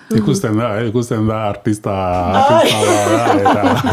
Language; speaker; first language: Basque; non-native, learner; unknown